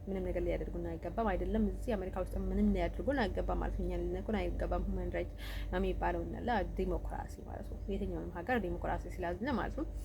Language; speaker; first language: Amharic; native; Amharic